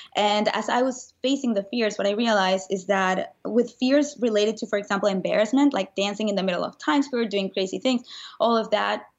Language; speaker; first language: English; non-native, fluent; Spanish